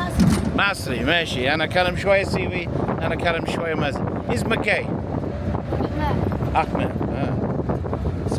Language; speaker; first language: Arabic; non-native, learner; English